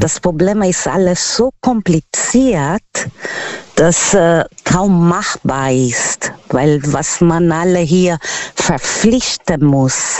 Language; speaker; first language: German; non-native, learner; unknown